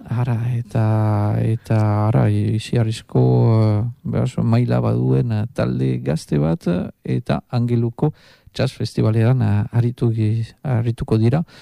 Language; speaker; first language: Basque; native; Basque